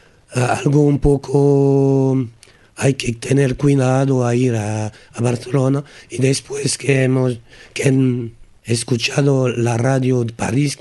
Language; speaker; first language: Spanish; non-native, learner; French